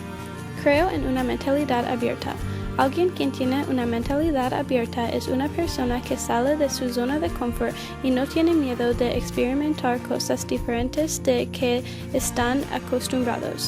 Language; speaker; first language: Spanish; early bilingual, heritage; English